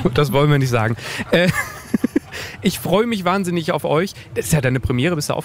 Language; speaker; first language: German; native; German